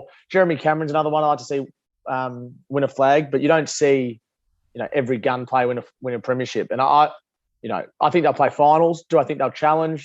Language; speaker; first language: English; native; English